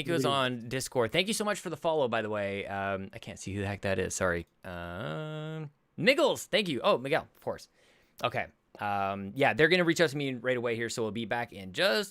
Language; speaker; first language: English; native; English